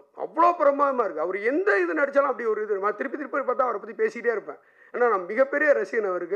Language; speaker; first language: Tamil; native; Tamil